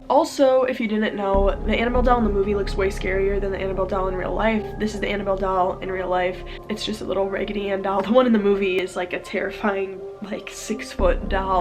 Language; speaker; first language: English; native; English